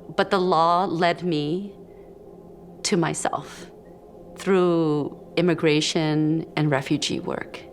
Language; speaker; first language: English; early bilingual, other home language; Khmer